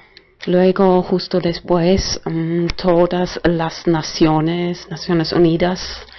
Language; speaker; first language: Spanish; non-native, fluent; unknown